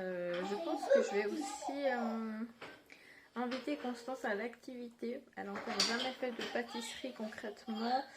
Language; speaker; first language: French; native; French